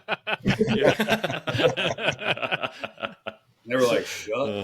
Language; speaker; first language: English; native; English